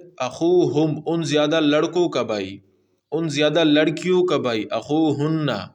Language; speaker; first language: Urdu; non-native, local second language; Pashto